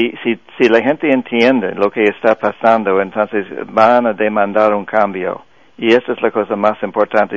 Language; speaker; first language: Spanish; non-native, fluent; English